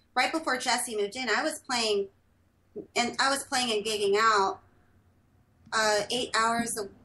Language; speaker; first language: English; native; English